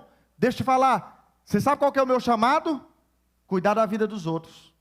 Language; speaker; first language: Portuguese; native; Portuguese